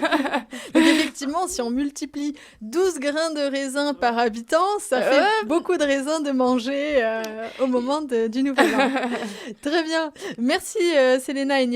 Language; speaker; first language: French; native; French